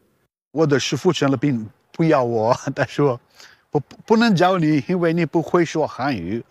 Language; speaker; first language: Chinese; non-native, learner; Italian